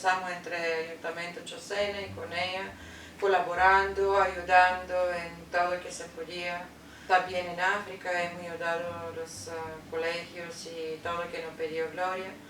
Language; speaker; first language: Spanish; non-native, learner; Bulgarian